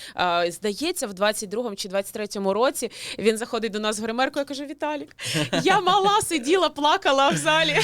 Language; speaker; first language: Ukrainian; native; Ukrainian